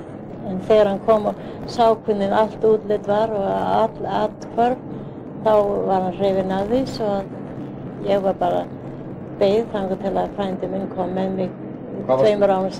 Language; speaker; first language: Icelandic; early bilingual, heritage; Icelandic